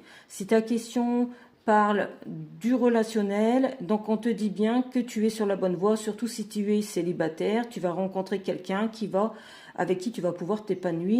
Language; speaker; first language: French; native; French